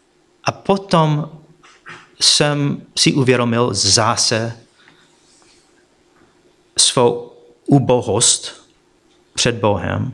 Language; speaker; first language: Czech; non-native, fluent; English